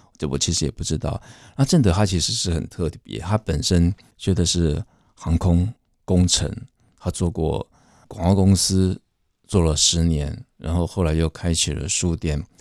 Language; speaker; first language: Chinese; native; Chinese